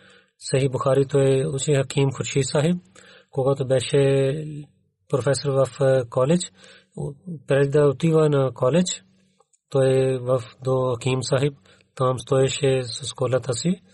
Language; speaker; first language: Bulgarian; non-native, learner; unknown